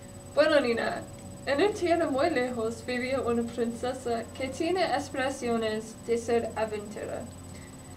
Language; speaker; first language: Spanish; non-native, learner; English